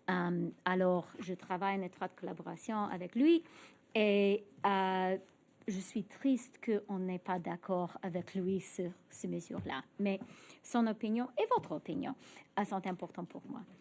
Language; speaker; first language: French; non-native, fluent; English